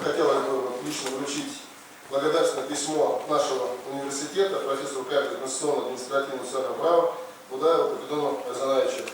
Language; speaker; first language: Russian; native; Russian